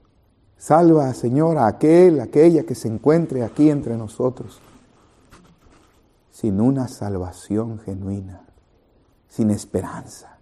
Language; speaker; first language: Spanish; native; Spanish